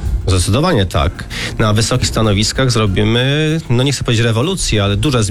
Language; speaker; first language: Polish; native; Polish